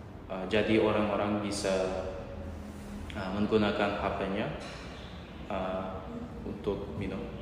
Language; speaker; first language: Indonesian; non-native, learner; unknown